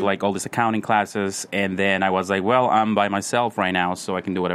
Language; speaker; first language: English; non-native, fluent; Spanish